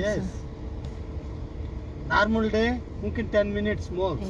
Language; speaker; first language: English; non-native, learner; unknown